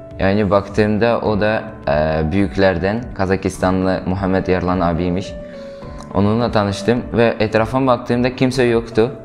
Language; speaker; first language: Turkish; non-native, fluent; Uyghur